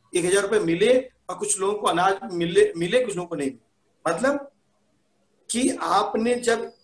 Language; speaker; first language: Hindi; native; Hindi